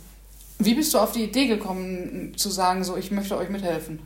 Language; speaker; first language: German; native; German